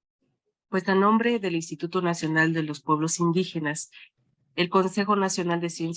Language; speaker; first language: Spanish; native; Spanish